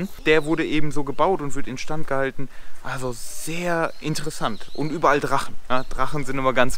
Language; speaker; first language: German; native; German